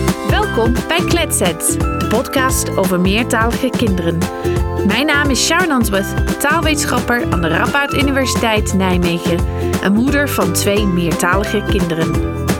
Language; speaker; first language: Dutch; non-native, fluent; English